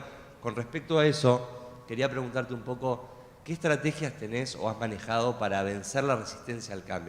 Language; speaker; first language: Spanish; native; Spanish